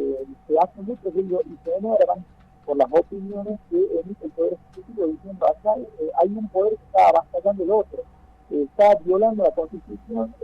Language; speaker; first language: Spanish; native; Spanish